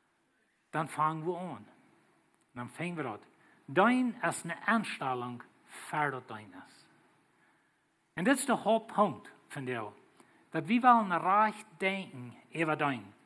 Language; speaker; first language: German; early bilingual, heritage; Plautdietsch